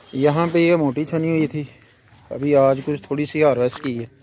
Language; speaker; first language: Hindi; non-native, local second language; Punjabi